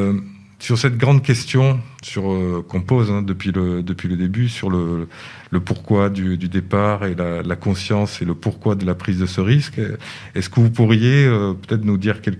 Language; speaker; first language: French; native; French